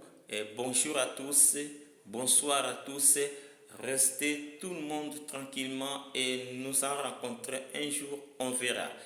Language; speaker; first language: French; non-native, learner; Lingala